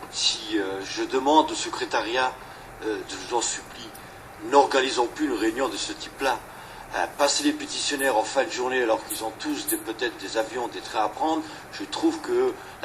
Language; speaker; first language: French; native; French